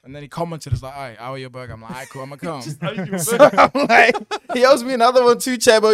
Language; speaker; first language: English; early bilingual, other home language; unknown